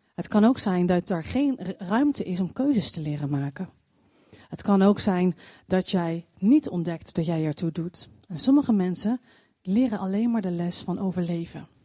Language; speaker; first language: Dutch; native; Dutch